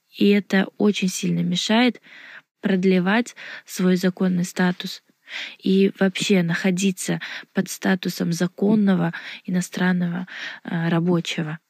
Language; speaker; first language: Russian; non-native, local second language; Uzbek